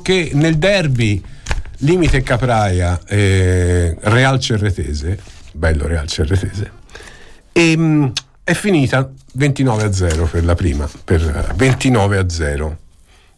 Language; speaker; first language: Italian; native; Italian